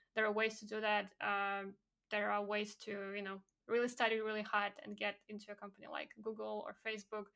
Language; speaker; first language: English; non-native, fluent; Belarusian